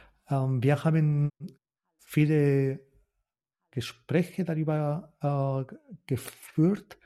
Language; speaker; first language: German; non-native, fluent; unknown